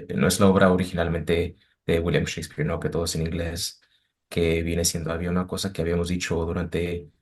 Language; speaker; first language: Spanish; early bilingual, heritage; Spanish